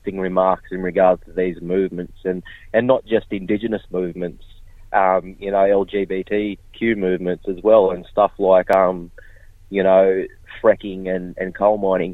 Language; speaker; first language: English; native; English